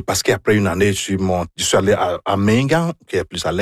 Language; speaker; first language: French; non-native, fluent; Igbo